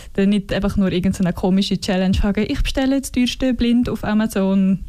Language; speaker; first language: German; native; German